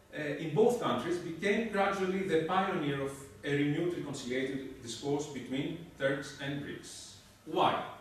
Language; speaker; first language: English; non-native, fluent; Greek